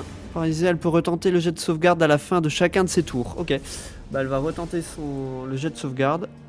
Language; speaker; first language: French; native; French